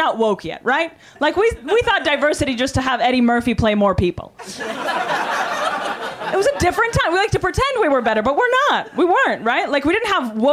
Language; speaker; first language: English; non-native, fluent; Russian